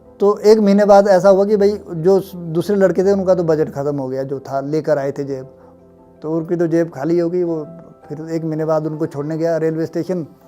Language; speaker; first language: Hindi; native; Hindi